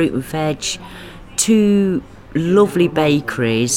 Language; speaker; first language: English; native; English